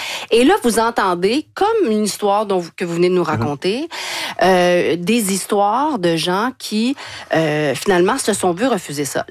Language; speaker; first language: French; native; French